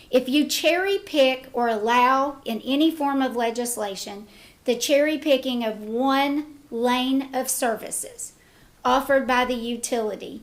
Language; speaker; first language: English; native; English